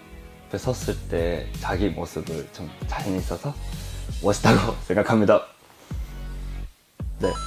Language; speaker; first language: Korean; non-native, fluent; Japanese